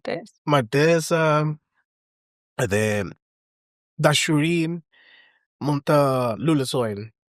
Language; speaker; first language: Albanian; non-native, learner; Spanish